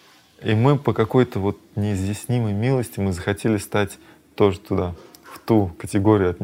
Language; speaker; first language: Russian; native; Russian